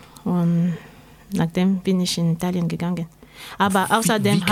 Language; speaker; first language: German; non-native, learner; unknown